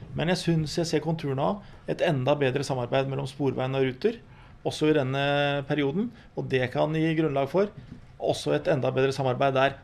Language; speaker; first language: Norwegian; native; Norwegian